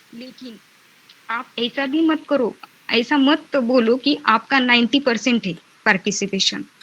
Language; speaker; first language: Hindi; non-native, local second language; Marathi